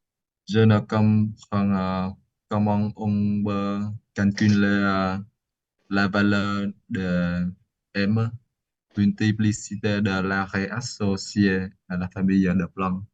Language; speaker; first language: French; non-native, learner; Vietnamese